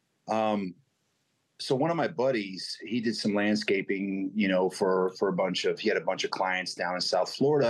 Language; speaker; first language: English; native; English